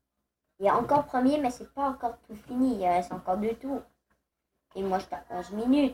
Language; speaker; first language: French; native; French